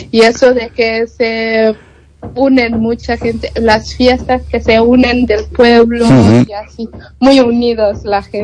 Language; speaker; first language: Spanish; non-native, fluent; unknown